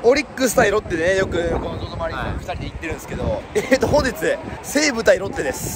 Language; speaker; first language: Japanese; native; Japanese